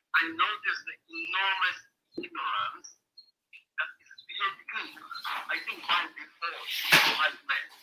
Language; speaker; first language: English; non-native, fluent; Polish